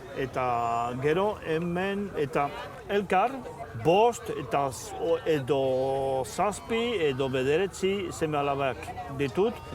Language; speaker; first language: Basque; early bilingual, heritage; Basque